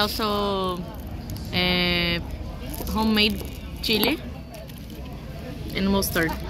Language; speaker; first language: English; non-native, learner; Portuguese